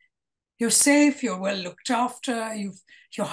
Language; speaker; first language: English; non-native, local second language; Malayalam